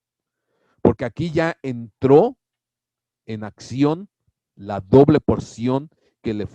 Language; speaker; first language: Spanish; native; Spanish